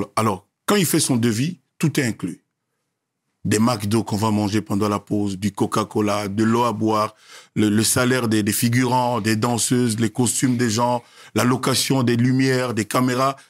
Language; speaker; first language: French; non-native, local second language; Lingala